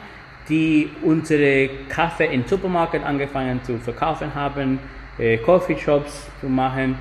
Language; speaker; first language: German; non-native, fluent; Spanish